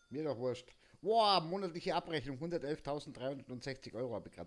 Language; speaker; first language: German; native; German